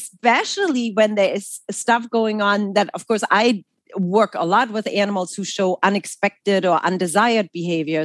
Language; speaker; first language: English; non-native, fluent; German